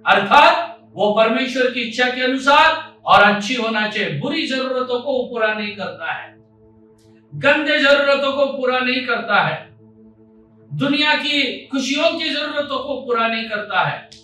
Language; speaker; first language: Hindi; non-native, local second language; Marathi